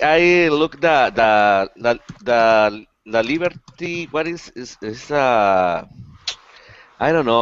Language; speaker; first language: English; non-native, learner; Spanish